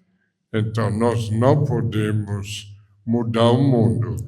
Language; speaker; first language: Portuguese; non-native, fluent; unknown